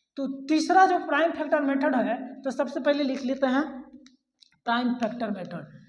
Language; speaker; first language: Hindi; native; Hindi